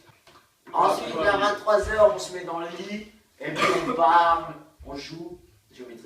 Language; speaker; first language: French; native; French